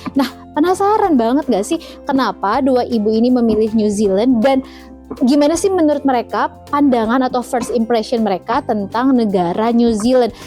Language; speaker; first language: Indonesian; native; Indonesian